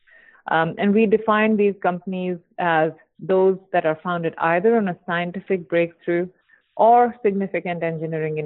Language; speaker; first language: English; non-native, local second language; Hindi